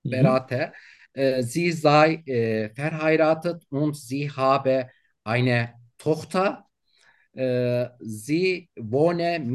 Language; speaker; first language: German; non-native, learner; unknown